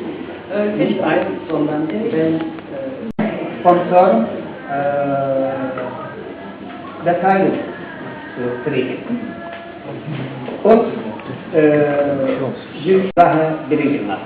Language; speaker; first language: German; non-native, learner; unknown